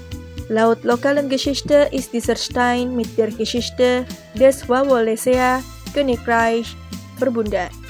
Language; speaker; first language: German; non-native, fluent; Indonesian